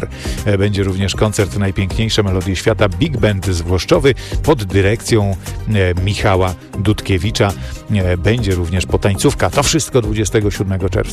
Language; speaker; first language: Polish; native; Polish